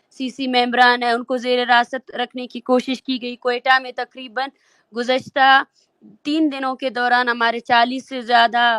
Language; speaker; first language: Urdu; non-native, local second language; Baluchi